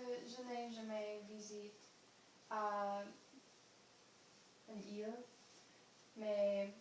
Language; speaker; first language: French; non-native, learner; English